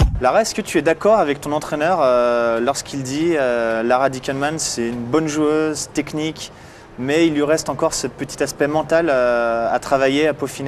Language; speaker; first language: French; native; French